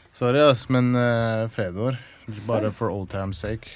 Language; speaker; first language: Norwegian; non-native, fluent; English